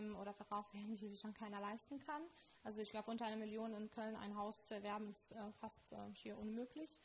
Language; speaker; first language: German; non-native, fluent; Lithuanian